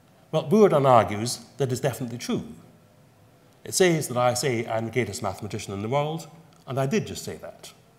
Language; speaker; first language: English; native; English